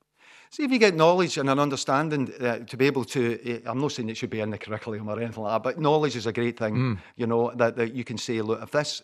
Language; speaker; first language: English; native; English